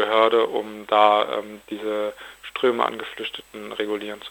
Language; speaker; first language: German; native; German